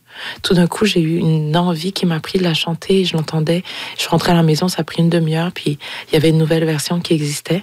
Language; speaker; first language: French; native; French